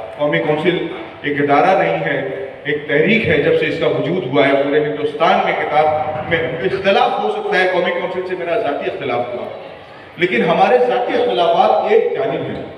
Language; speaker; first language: Urdu; native; Urdu